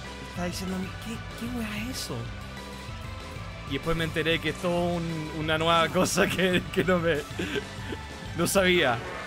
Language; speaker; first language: Spanish; native; Spanish